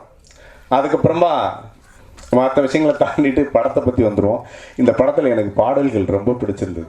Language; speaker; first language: Tamil; native; Tamil